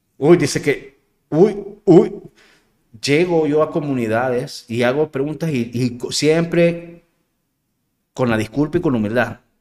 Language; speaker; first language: Spanish; native; Spanish